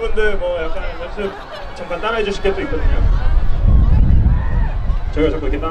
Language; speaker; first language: Korean; native; Korean